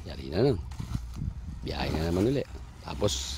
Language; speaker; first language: Filipino; native; Filipino